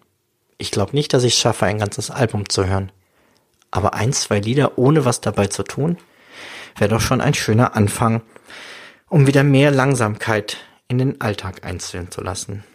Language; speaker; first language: German; native; German